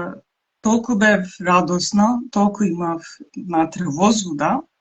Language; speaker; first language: Macedonian; non-native, local second language; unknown